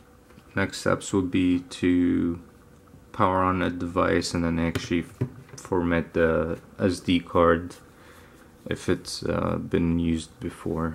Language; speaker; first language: English; native; English